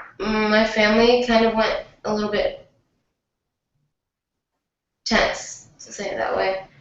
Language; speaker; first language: English; early bilingual, other home language; Spanish